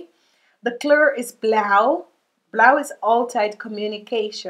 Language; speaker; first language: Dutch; non-native, learner; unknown